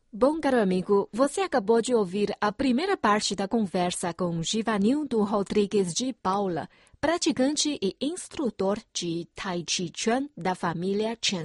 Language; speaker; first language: Portuguese; non-native, fluent; Chinese